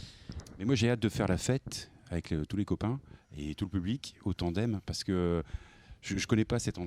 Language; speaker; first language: French; native; French